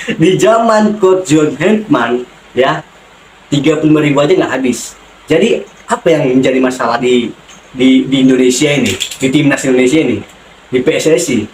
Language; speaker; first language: Indonesian; native; Indonesian